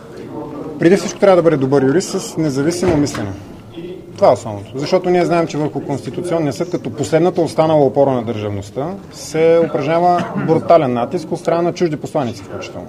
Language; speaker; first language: Bulgarian; native; Bulgarian